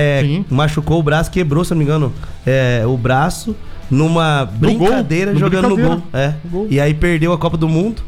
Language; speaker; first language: Portuguese; native; Portuguese